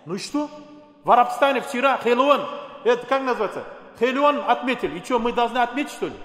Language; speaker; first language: Russian; non-native, local second language; Kazakh